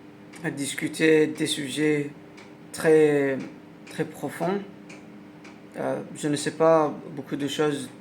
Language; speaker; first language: French; non-native, learner; Arabic